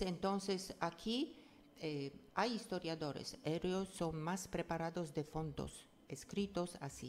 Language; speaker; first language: Spanish; non-native, fluent; Polish